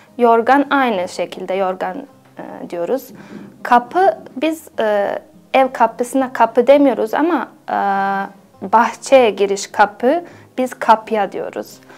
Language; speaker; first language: Turkish; non-native, fluent; Bosnian